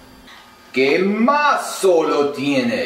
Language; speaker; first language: Spanish; non-native, learner; English